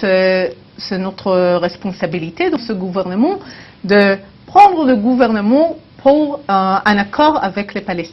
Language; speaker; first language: French; non-native, learner; Hebrew